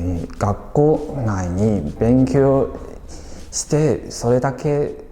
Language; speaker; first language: Japanese; non-native, fluent; Chinese